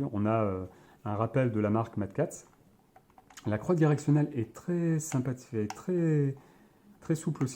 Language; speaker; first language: French; native; French